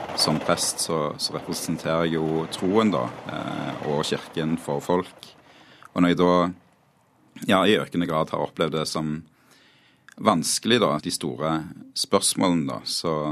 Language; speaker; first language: Norwegian; native; Norwegian